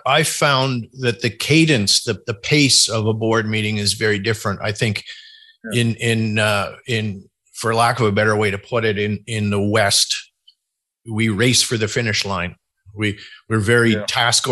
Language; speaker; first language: English; native; English